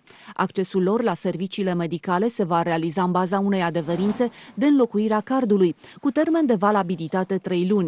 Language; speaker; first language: Romanian; native; Romanian